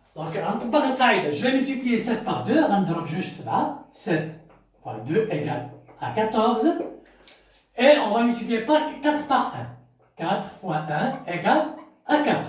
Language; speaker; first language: French; non-native, local second language; Arabic